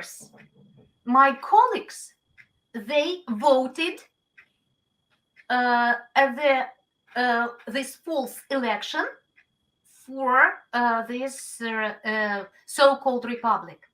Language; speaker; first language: English; non-native, learner; Ukrainian